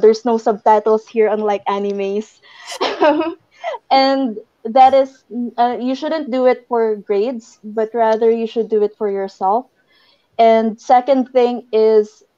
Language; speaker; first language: English; non-native, local second language; Filipino